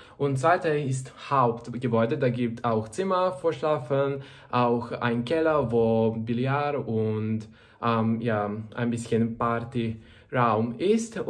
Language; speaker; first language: German; non-native, learner; Serbian